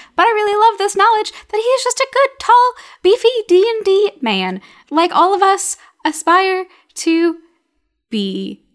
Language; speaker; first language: English; native; English